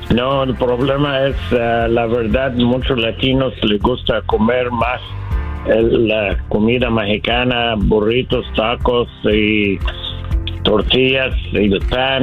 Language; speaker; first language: Spanish; non-native, learner; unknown